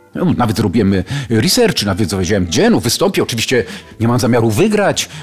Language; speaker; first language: Polish; native; Polish